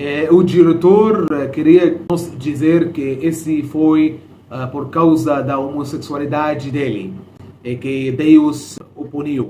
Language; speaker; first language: Portuguese; non-native, fluent; Arabic